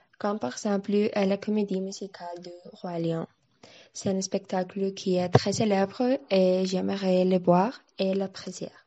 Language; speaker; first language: French; non-native, learner; Spanish